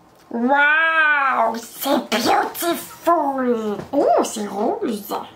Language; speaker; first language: French; native; French